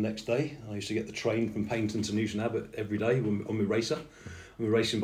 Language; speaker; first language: English; native; English